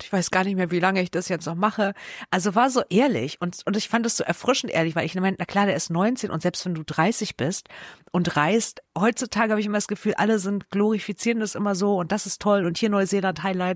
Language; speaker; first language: German; native; German